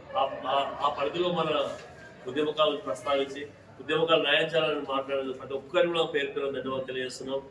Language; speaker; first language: Telugu; native; Telugu